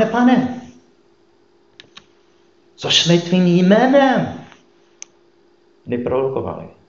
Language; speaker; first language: Czech; non-native, fluent; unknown